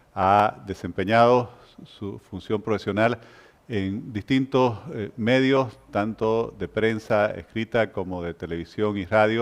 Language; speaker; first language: Spanish; native; Spanish